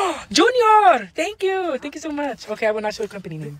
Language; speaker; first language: English; early bilingual, other home language; Spanish